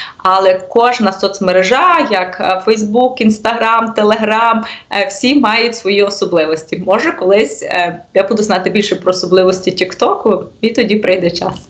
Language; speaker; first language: Ukrainian; native; Ukrainian